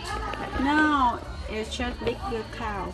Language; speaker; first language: English; non-native, fluent; Vietnamese